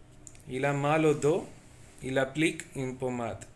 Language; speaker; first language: French; non-native, fluent; Tamil